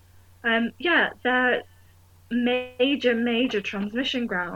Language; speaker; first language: English; native; English